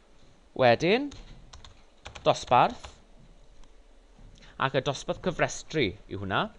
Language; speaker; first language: Welsh; non-native, local second language; English